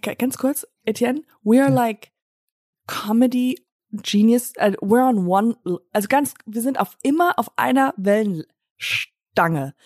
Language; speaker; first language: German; early bilingual, other home language; English